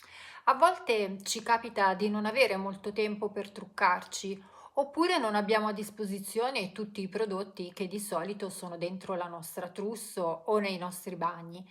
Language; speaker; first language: Italian; native; Italian